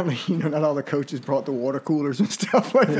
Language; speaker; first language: English; native; English